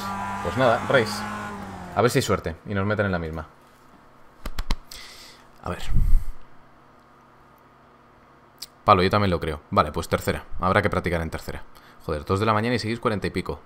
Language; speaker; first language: Spanish; native; Spanish